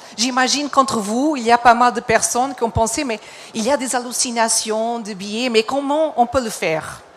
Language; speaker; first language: French; non-native, fluent; Portuguese